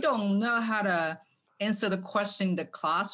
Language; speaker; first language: English; non-native, fluent; Chinese